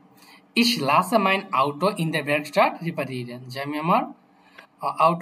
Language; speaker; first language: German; non-native, fluent; Bangla